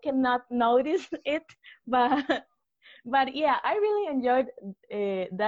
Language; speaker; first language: English; non-native, learner; Spanish